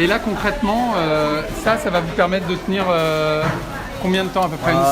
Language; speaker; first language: French; native; French